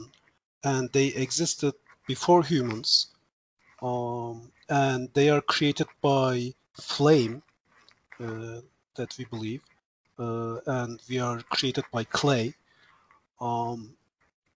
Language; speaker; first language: English; non-native, fluent; Turkish